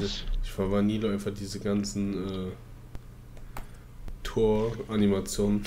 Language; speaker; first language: German; native; German